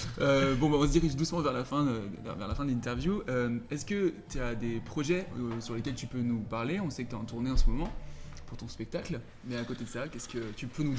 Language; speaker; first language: French; native; French